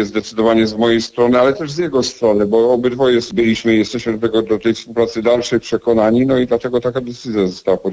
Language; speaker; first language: Polish; native; Polish